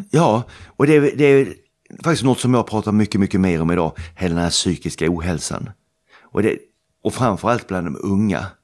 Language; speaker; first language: Swedish; native; Swedish